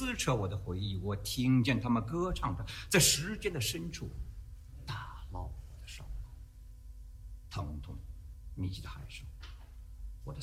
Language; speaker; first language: English; non-native, fluent; Chinese